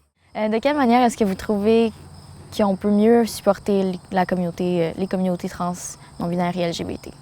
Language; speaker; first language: French; native; French